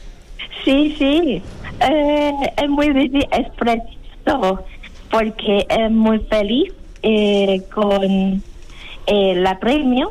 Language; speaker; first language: Spanish; non-native, learner; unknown